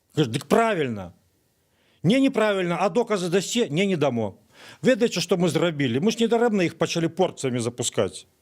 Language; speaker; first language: Belarusian; native; Belarusian